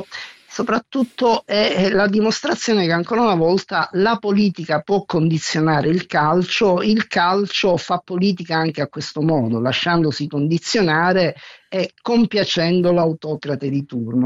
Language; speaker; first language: Italian; native; Italian